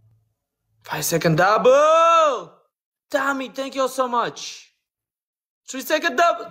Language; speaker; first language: English; non-native, learner; Russian